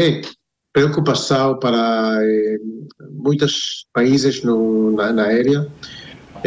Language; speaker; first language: Portuguese; non-native, fluent; Hebrew